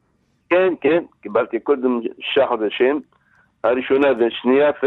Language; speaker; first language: Hebrew; non-native, learner; Arabic